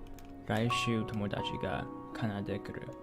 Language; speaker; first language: Japanese; non-native, learner; English